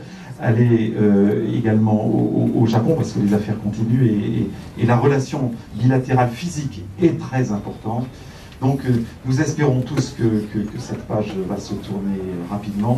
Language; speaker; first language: French; native; French